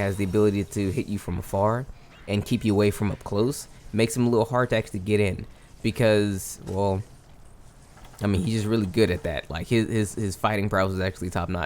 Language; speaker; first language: English; native; English